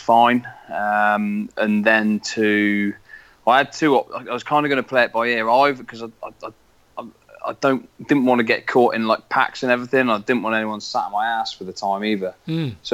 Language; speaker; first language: English; native; English